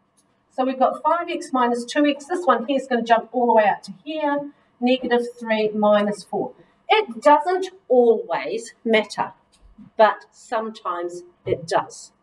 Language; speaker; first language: English; native; English